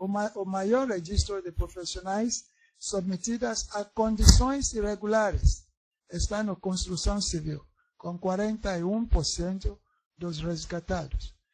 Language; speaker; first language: Portuguese; non-native, learner; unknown